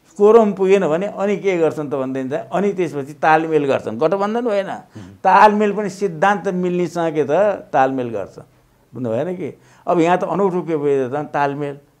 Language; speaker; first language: Nepali; native; Nepali